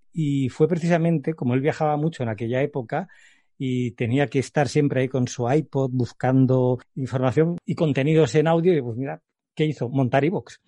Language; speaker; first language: Spanish; native; Spanish